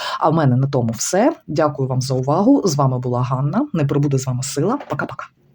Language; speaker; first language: Ukrainian; non-native, local second language; Russian